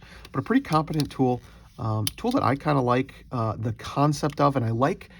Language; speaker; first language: English; native; English